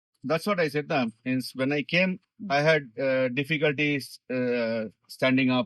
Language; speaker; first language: English; non-native, local second language; Malayalam